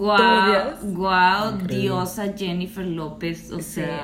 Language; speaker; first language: Spanish; native; Spanish